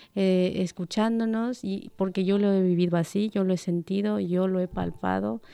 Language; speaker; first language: Spanish; native; Spanish